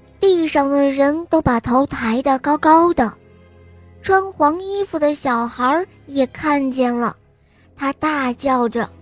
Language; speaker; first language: Chinese; native; Chinese